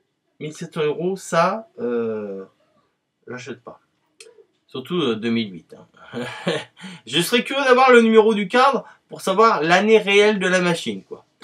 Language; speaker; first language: French; native; French